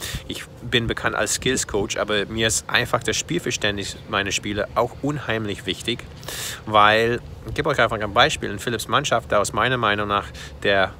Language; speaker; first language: German; non-native, fluent; English